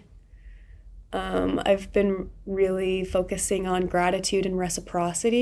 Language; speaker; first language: English; native; English